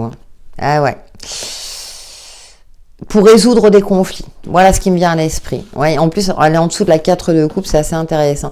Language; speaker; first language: French; native; French